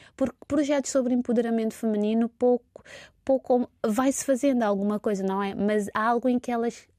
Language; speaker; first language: Portuguese; non-native, local second language; Kabuverdianu